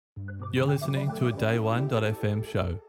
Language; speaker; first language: English; native; English